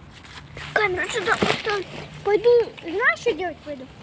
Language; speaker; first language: Russian; native; Russian